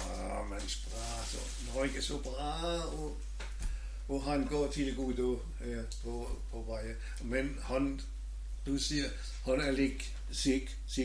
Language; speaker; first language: Danish; non-native, learner; German